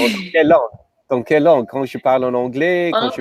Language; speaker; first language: French; non-native, fluent; English